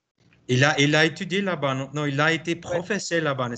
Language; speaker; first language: French; non-native, learner; Portuguese